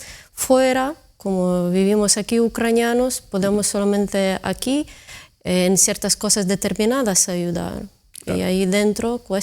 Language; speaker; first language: Spanish; non-native, fluent; Ukrainian